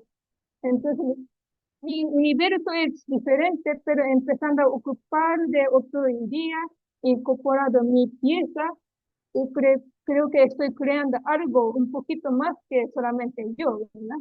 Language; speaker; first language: Spanish; non-native, learner; Japanese